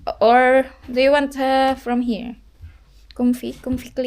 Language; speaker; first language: English; non-native, local second language; Cebuano